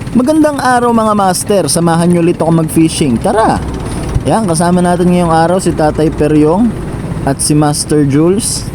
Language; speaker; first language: Filipino; native; Filipino